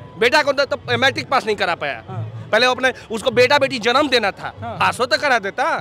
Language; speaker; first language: Hindi; native; Hindi